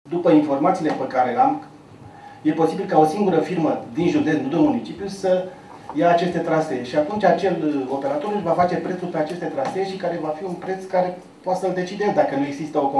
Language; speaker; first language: Romanian; native; Romanian